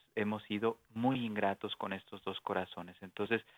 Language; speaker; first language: Spanish; native; Spanish